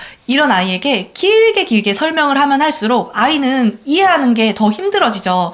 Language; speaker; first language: Korean; native; Korean